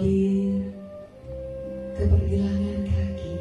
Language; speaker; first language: Indonesian; native; Indonesian